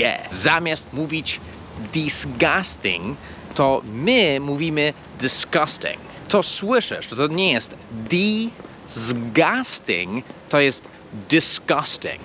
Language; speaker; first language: Polish; non-native, fluent; English